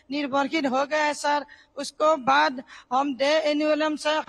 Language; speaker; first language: Hindi; non-native, local second language; Assamese